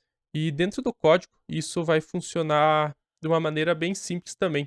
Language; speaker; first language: Portuguese; native; Portuguese